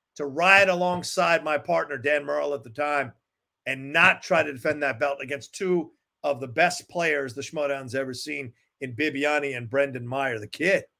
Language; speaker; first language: English; native; English